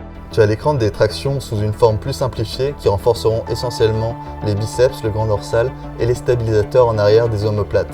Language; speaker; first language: French; native; French